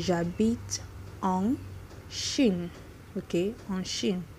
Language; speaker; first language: French; non-native, fluent; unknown